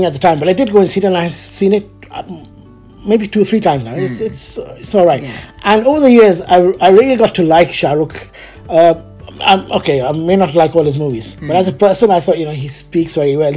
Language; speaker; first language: English; native; English